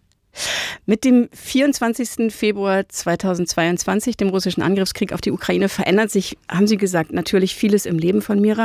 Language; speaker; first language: German; native; German